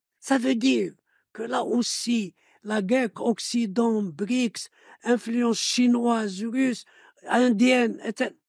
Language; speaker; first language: French; non-native, local second language; Arabic